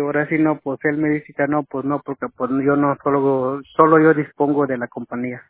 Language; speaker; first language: Spanish; native; Spanish